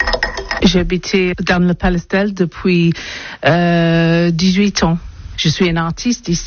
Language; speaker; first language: French; non-native, learner; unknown